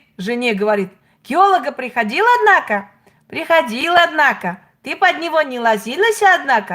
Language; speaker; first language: Russian; native; Russian